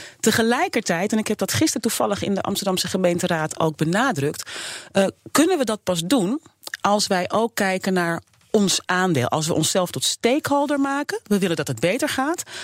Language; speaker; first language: Dutch; native; Dutch